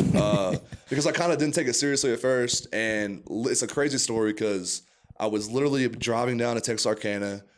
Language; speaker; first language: English; native; English